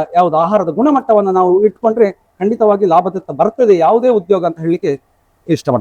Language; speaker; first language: Kannada; non-native, local second language; Konkani